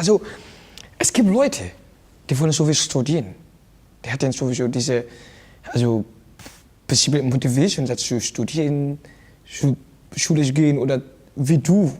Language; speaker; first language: German; non-native, learner; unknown